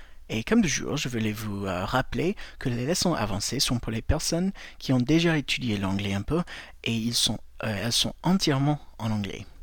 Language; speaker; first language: French; non-native, fluent; English